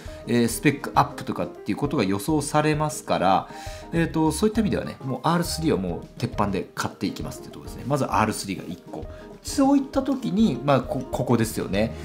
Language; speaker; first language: Japanese; native; Japanese